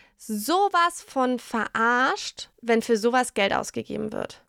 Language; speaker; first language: German; native; German